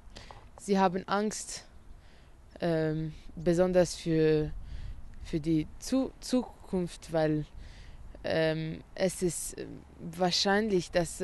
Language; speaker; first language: German; non-native, learner; Arabic